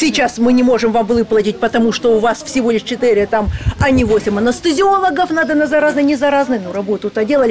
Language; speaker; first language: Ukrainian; non-native, local second language; Russian